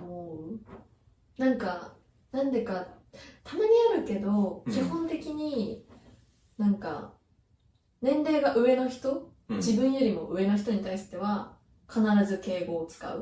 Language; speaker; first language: Japanese; native; Japanese